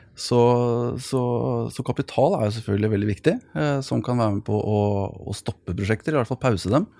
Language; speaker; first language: Norwegian; native; Norwegian